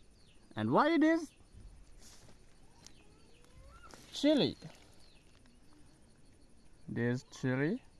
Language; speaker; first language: English; non-native, learner; Hmong